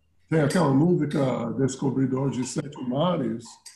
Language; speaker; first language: Portuguese; non-native, fluent; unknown